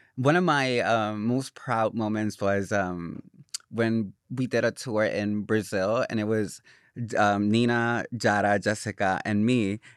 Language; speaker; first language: English; non-native, fluent; Spanish